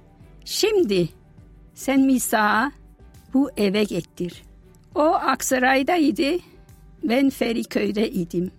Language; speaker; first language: Turkish; non-native, fluent; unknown